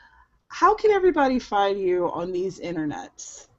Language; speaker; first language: English; native; English